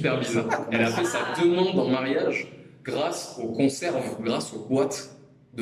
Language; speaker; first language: French; native; French